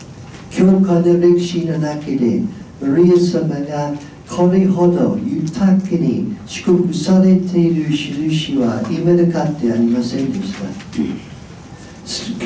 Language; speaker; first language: Japanese; non-native, fluent; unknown